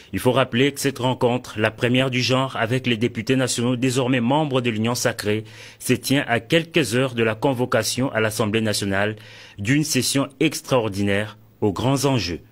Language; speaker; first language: French; non-native, local second language; Lingala